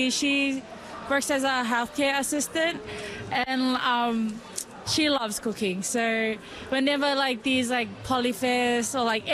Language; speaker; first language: English; native; English